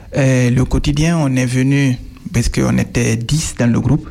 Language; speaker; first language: French; non-native, fluent; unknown